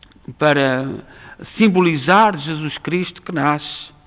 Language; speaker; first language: Portuguese; native; Portuguese